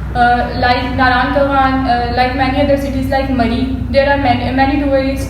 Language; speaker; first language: English; non-native, local second language; Urdu